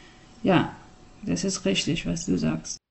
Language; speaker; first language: German; non-native, learner; Persian